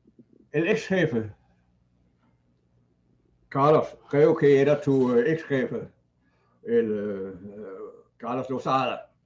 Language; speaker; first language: Spanish; non-native, fluent; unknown